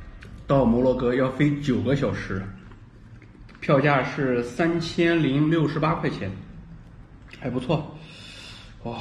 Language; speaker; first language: Chinese; native; Chinese